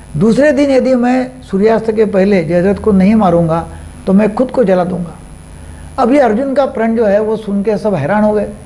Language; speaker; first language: Hindi; non-native, local second language; Marathi